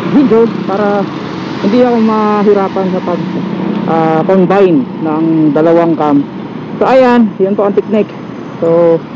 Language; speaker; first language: Filipino; non-native, local second language; Cebuano